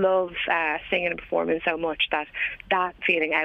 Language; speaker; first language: English; native; English